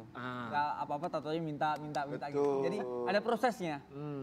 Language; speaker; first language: Indonesian; native; Indonesian